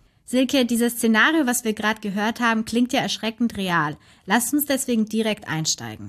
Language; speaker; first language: German; native; German